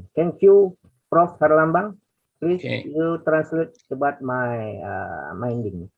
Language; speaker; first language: English; non-native, learner; Indonesian